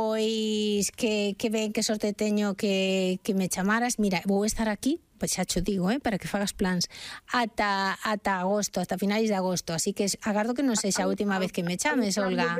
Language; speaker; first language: Galician; native; Galician